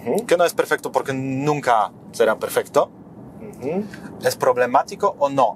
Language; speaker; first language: Spanish; non-native, fluent; Polish